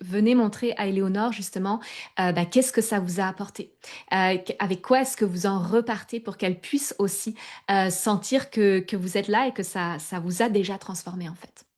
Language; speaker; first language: French; native; French